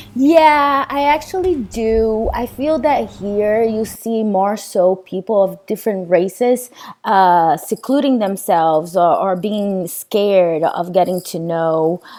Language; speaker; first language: English; non-native, fluent; Portuguese